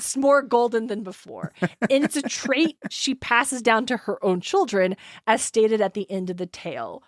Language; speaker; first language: English; native; English